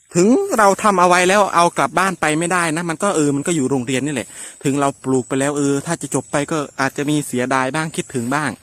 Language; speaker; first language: Thai; native; Thai